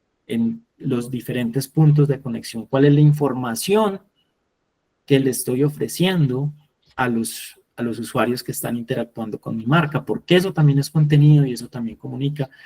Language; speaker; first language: Spanish; native; Spanish